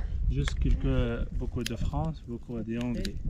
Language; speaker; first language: French; non-native, learner; Arabic